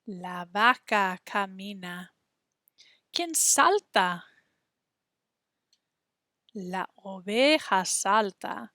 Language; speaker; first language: Spanish; non-native, fluent; English